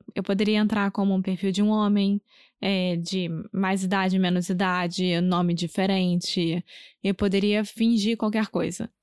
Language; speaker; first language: Portuguese; native; Portuguese